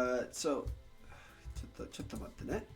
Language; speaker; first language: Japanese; non-native, learner; Spanish